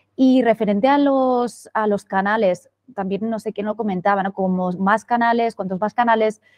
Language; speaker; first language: Spanish; non-native, local second language; Catalan